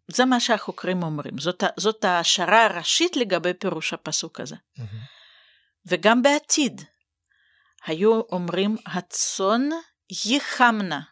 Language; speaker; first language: Hebrew; native; Hebrew